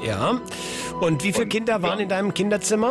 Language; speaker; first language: German; native; German